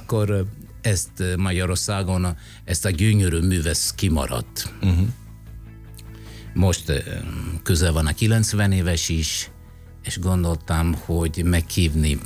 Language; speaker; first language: Hungarian; non-native, fluent; Italian